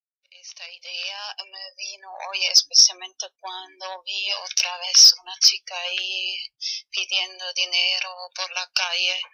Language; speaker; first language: Spanish; non-native, learner; German